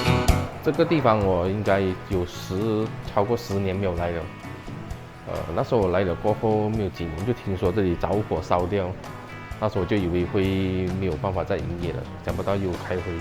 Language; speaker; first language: Chinese; native; Chinese